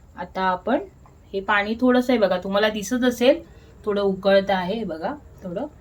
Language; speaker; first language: Marathi; native; Marathi